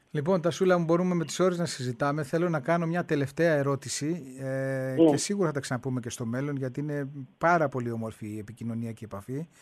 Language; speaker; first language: Greek; native; Greek